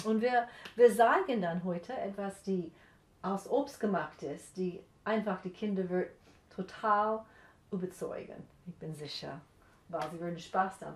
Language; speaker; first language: German; non-native, fluent; English